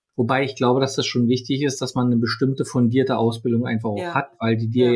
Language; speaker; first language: German; native; German